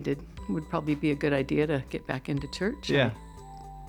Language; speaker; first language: English; native; English